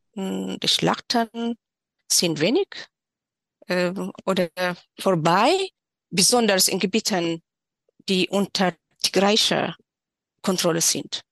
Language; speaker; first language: German; non-native, fluent; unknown